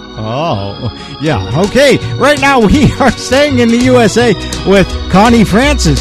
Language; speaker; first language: English; native; English